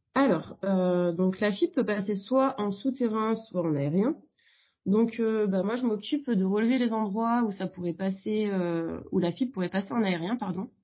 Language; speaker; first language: French; native; French